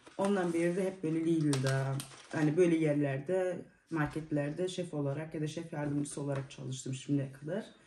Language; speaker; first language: Turkish; early bilingual, heritage; Turkish